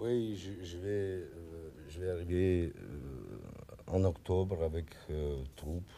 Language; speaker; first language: French; non-native, learner; Russian